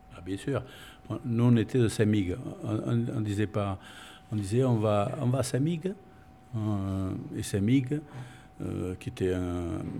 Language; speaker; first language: French; non-native, local second language; Spanish